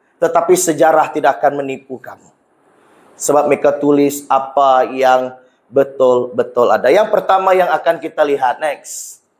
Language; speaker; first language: Malay; non-native, local second language; Iban